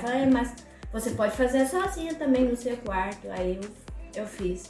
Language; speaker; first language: Portuguese; non-native, fluent; German